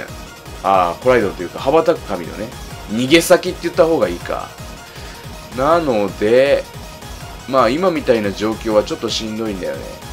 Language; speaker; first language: Japanese; native; Japanese